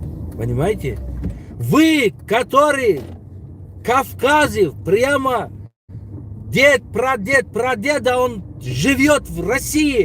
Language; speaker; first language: Russian; non-native, local second language; Tajik